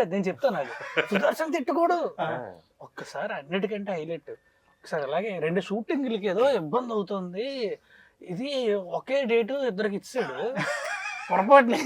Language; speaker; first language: Telugu; native; Telugu